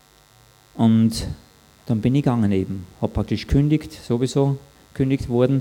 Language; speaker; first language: German; native; German